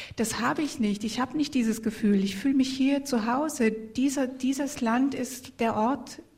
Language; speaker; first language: German; early bilingual, other home language; Croatian